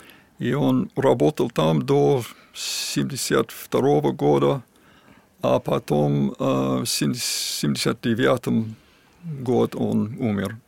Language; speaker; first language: Russian; non-native, fluent; English